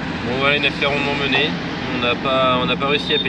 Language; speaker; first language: French; native; French